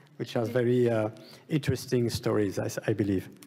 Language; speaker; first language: English; non-native, fluent; French